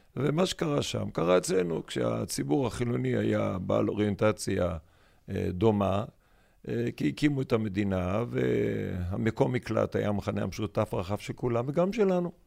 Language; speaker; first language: Hebrew; native; Hebrew